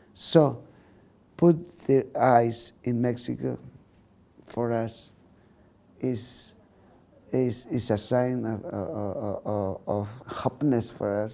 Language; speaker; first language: English; non-native, learner; Spanish